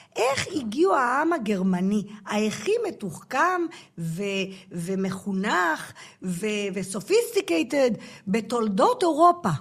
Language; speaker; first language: Hebrew; non-native, fluent; English